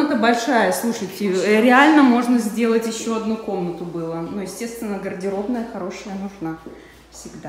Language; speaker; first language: Russian; native; Russian